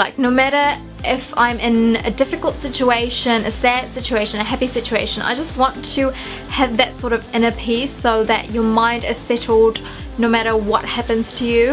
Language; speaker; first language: English; early bilingual, other home language; Sinhala